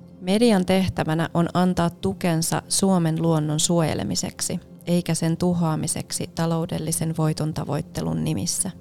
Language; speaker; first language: Finnish; native; Finnish